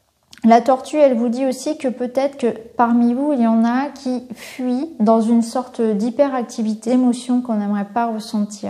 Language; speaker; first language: French; native; French